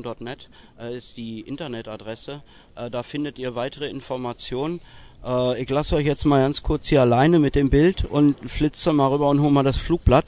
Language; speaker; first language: German; native; German